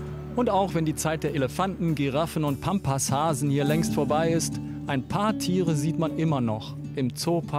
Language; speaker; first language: German; native; German